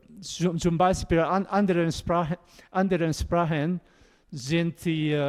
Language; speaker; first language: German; non-native, learner; Korean